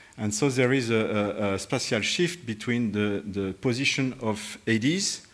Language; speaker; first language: English; non-native, fluent; French